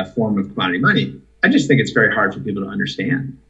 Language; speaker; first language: English; native; English